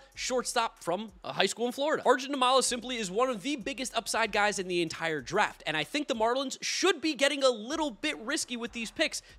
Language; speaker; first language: English; native; English